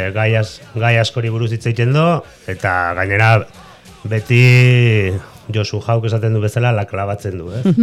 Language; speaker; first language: Basque; native; Basque